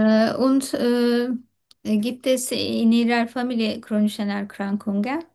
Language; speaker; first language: German; non-native, fluent; Turkish